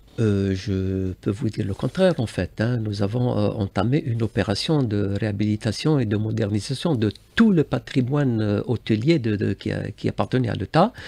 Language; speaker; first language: French; non-native, local second language; Arabic